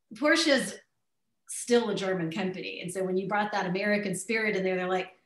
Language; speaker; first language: English; native; English